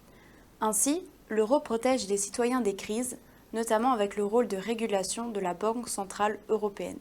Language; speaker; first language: French; native; French